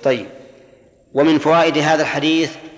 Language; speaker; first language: Arabic; native; Arabic